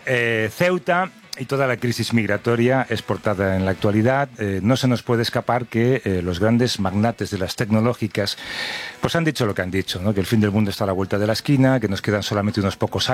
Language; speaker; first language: Spanish; native; Spanish